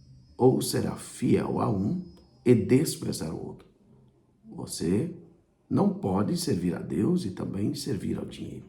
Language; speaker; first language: Portuguese; native; Portuguese